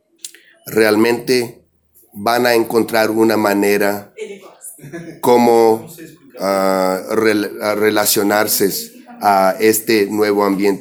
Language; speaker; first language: Spanish; early bilingual, heritage; English